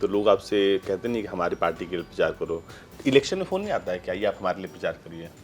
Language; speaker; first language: Hindi; native; Hindi